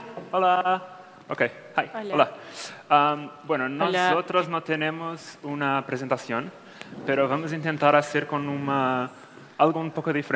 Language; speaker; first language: Spanish; non-native, fluent; Portuguese